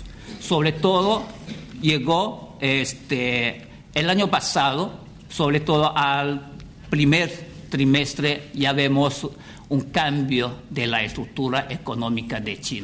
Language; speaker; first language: Spanish; non-native, fluent; Chinese